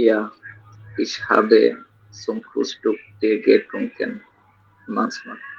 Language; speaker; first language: German; non-native, learner; Bangla